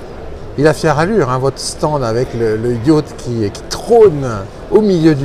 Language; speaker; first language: French; native; French